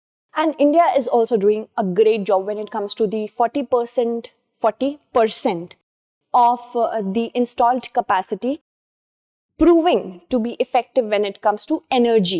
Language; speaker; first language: English; non-native, local second language; Hindi